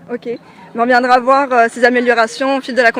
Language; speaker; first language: French; native; French